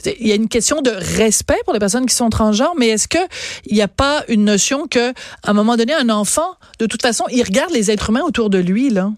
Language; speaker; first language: French; native; French